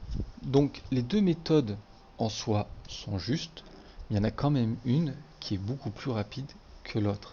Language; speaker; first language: French; native; French